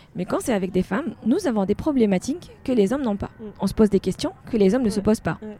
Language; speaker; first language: French; non-native, local second language; Arabic